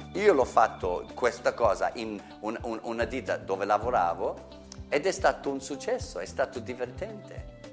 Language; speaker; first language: Italian; non-native, fluent; English